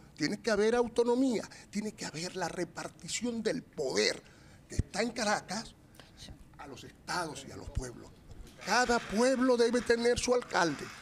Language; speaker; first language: Spanish; native; Spanish